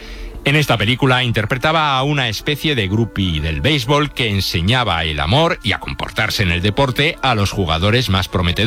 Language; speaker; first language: Spanish; native; Spanish